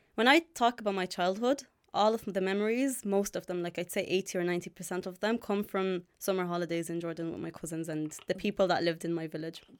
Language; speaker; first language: English; native; English